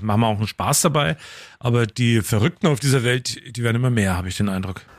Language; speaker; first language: German; native; German